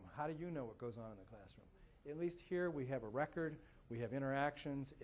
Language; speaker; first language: English; native; English